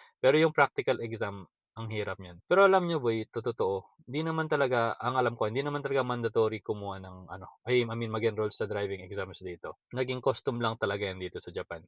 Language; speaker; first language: Filipino; native; Filipino